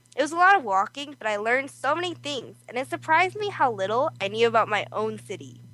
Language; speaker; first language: English; early bilingual, other home language; Korean